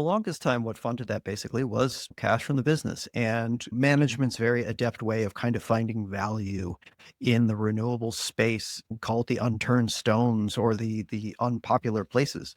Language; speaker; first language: English; native; English